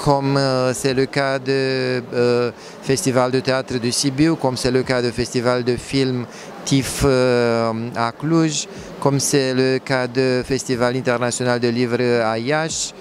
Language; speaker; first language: French; non-native, fluent; Romanian